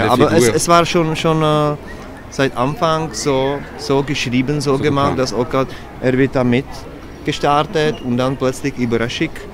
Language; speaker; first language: German; non-native, learner; Czech